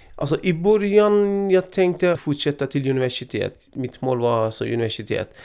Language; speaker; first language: Swedish; non-native, fluent; Persian